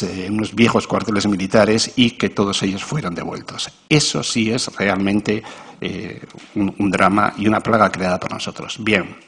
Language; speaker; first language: Spanish; native; Spanish